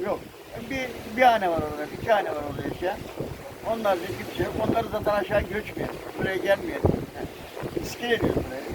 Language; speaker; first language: Turkish; native; Turkish